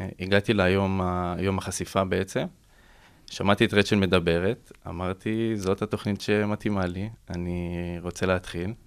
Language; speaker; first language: Hebrew; native; Hebrew